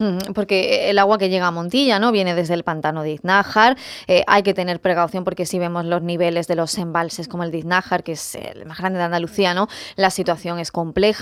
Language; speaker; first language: Spanish; native; Spanish